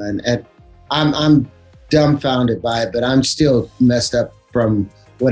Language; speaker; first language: English; native; English